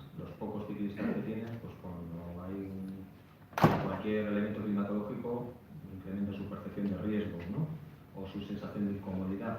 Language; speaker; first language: Spanish; native; Spanish